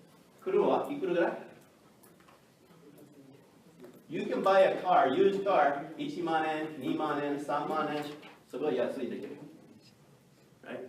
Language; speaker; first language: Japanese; non-native, learner; English